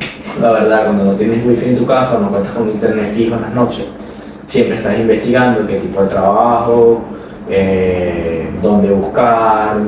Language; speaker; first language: Spanish; native; Spanish